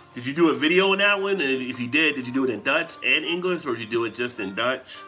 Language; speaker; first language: English; native; English